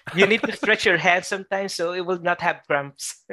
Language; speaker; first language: English; non-native, local second language; Filipino